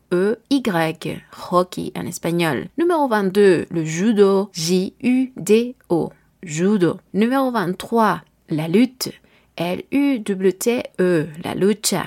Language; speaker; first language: French; non-native, learner; Spanish